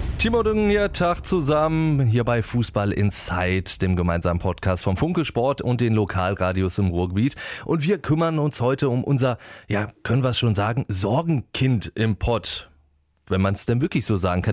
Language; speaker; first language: German; native; German